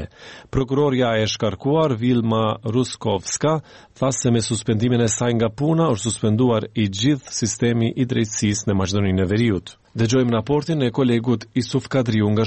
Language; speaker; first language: Albanian; native; Albanian